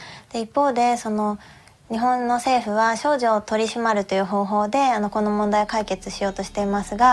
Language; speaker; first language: Japanese; native; Japanese